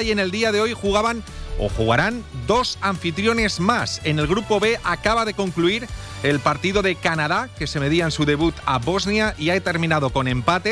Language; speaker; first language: Spanish; native; Spanish